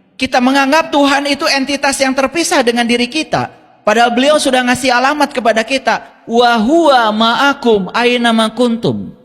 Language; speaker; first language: Indonesian; non-native, local second language; Sundanese